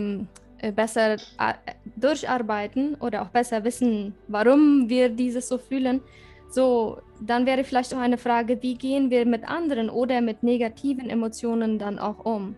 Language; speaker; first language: German; early bilingual, heritage; German